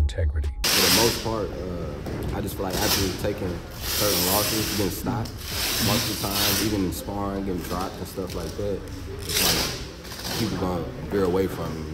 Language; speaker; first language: English; native; English